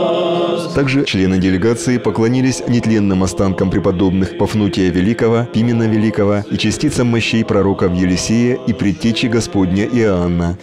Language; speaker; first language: Russian; native; Russian